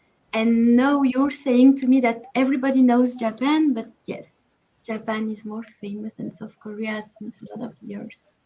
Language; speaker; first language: English; non-native, learner; French